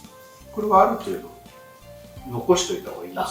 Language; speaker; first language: Japanese; native; Japanese